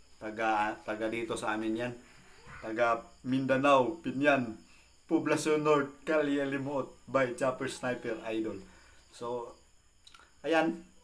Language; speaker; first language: Filipino; non-native, local second language; Cebuano